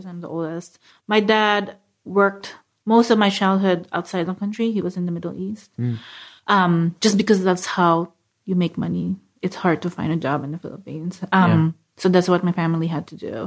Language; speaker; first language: English; non-native, local second language; Filipino